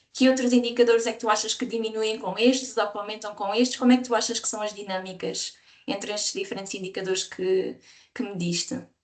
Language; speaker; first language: Portuguese; native; Portuguese